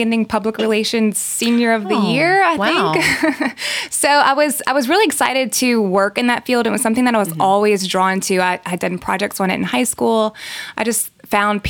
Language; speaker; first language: English; native; English